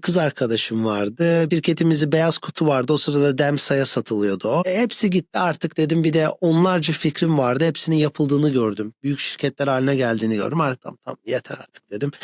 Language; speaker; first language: Turkish; early bilingual, other home language; English